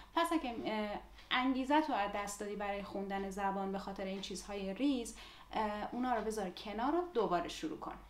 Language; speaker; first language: Persian; native; Persian